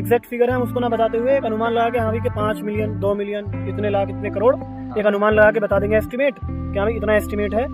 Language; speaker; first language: Hindi; native; Hindi